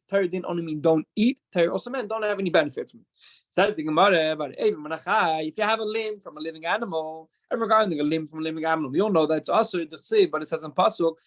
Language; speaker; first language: English; non-native, fluent; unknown